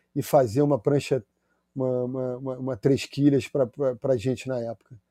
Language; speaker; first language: Portuguese; native; Portuguese